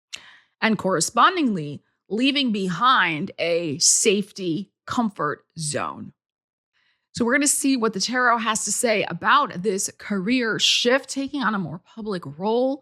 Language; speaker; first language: English; native; English